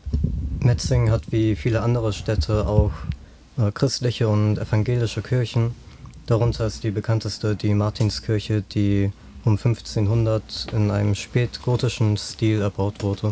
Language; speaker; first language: German; native; German